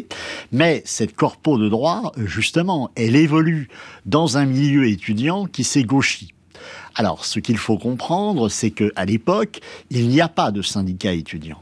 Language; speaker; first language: French; native; French